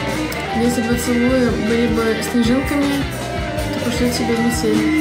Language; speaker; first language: Russian; native; Russian